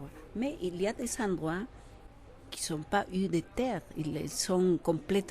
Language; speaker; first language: French; non-native, fluent; Quechua